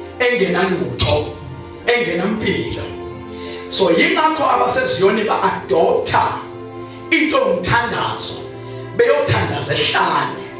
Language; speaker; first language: Zulu; non-native, local second language; Swati